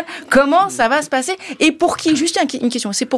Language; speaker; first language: French; native; French